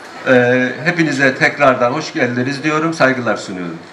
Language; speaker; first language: Turkish; native; Turkish